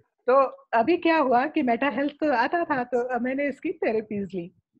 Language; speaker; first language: Hindi; early bilingual, heritage; Hindi